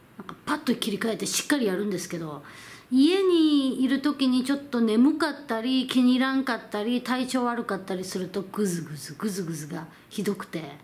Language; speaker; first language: Japanese; non-native, fluent; Korean